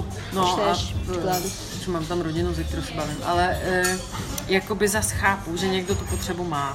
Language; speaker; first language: Czech; early bilingual, heritage; Czech